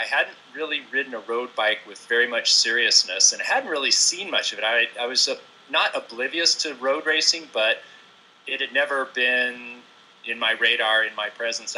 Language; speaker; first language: English; native; English